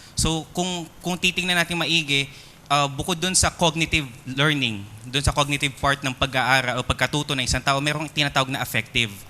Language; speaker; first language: Filipino; native; Filipino